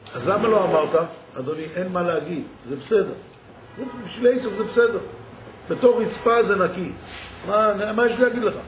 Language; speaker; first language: Hebrew; native; Hebrew